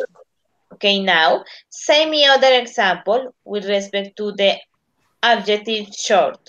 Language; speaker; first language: English; non-native, learner; Spanish